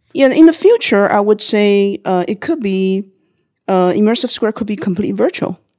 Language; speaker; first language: English; non-native, fluent; Chinese